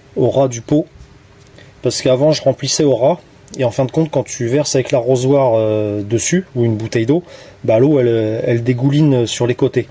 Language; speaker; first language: French; native; French